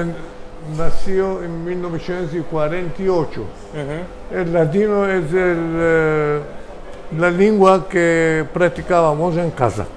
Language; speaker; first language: Spanish; early bilingual, heritage; Ladino